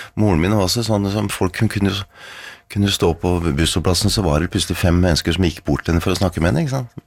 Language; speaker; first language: Norwegian; native; Norwegian